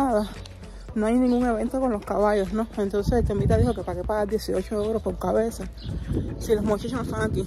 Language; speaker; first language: Spanish; native; Spanish